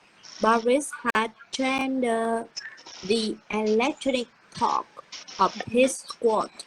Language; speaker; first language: English; non-native, learner; Vietnamese